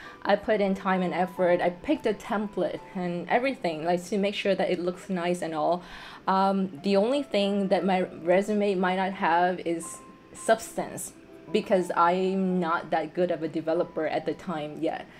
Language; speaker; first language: English; non-native, fluent; Vietnamese